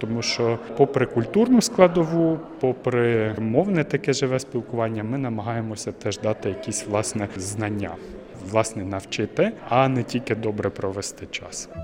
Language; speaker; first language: Ukrainian; native; Ukrainian